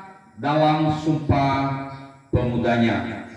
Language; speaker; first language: Indonesian; native; Indonesian